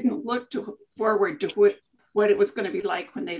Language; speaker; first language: English; native; English